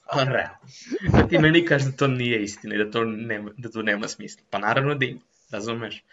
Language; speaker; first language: Serbian; native; Serbian